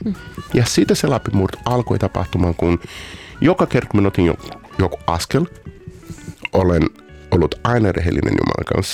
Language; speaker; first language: Finnish; non-native, fluent; Portuguese